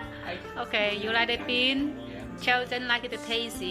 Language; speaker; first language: English; non-native, learner; Chinese